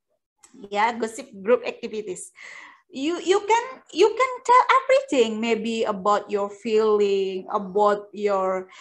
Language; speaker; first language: English; non-native, fluent; Indonesian